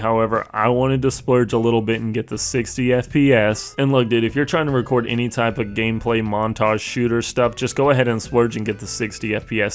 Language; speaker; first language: English; native; English